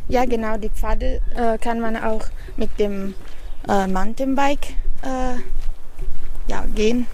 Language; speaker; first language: German; non-native, fluent; Italian